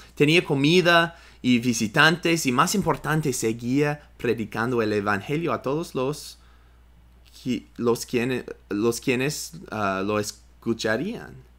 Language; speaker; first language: Spanish; non-native, fluent; English